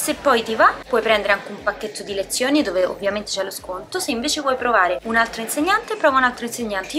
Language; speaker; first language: Italian; native; Italian